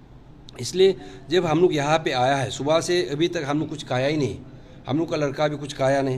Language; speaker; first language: Hindi; non-native, local second language; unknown